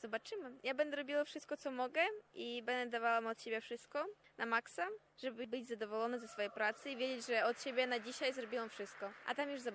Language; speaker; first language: Polish; non-native, fluent; Russian